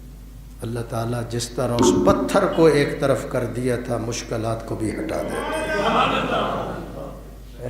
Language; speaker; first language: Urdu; non-native, local second language; Punjabi